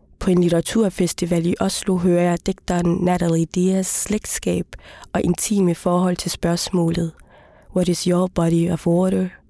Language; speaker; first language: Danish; early bilingual, other home language; Somali